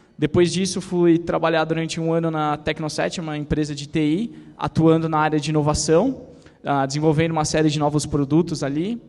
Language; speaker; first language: Portuguese; native; Portuguese